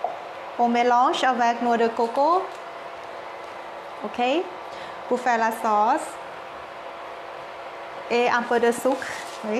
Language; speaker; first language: French; non-native, learner; Thai